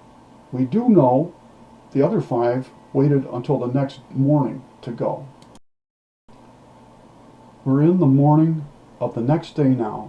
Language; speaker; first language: English; native; English